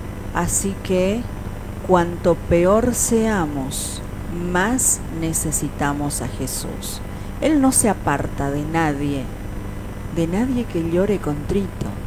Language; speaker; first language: Spanish; native; Spanish